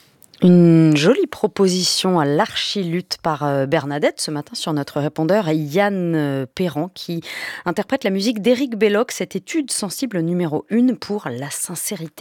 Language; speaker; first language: French; native; French